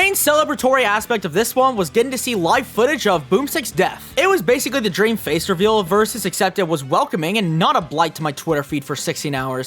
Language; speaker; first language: English; native; English